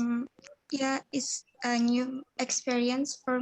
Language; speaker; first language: English; non-native, learner; Indonesian